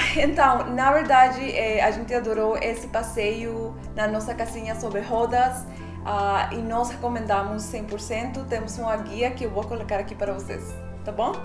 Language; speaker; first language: Portuguese; non-native, fluent; Spanish